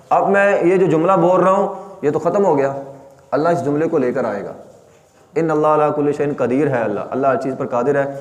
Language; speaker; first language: Urdu; native; Urdu